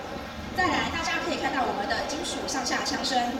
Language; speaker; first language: Chinese; native; Chinese